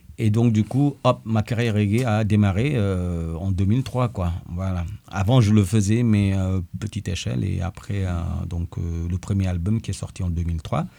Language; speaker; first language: French; non-native, local second language; Wolof